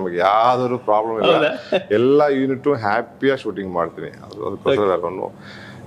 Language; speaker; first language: Kannada; non-native, learner; Tamil